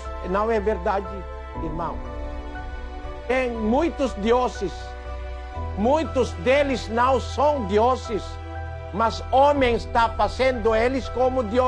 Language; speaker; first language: Portuguese; non-native, local second language; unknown